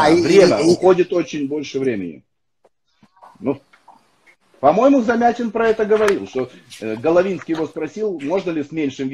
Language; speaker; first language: Russian; native; Russian